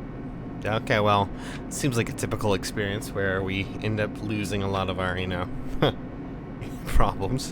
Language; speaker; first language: English; native; English